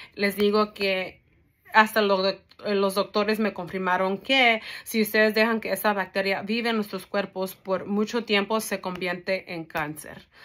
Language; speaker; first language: Spanish; early bilingual, heritage; Spanish